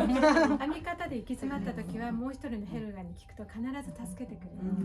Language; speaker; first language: Japanese; native; Japanese